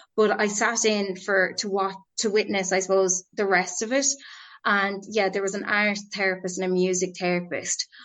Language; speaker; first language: English; native; English